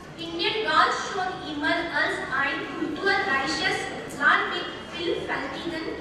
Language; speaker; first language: German; non-native, fluent; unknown